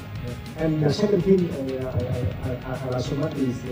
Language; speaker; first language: English; non-native, learner; Vietnamese